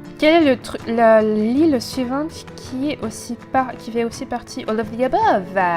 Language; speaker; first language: French; native; French